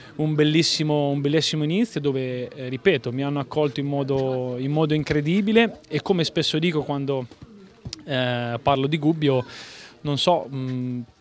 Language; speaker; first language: Italian; native; Italian